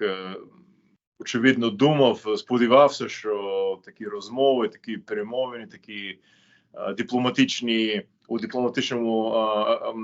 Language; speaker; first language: Ukrainian; non-native, fluent; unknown